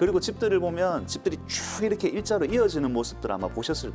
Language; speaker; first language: Korean; native; Korean